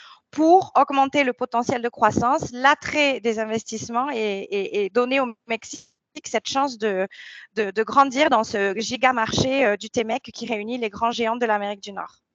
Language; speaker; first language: French; native; French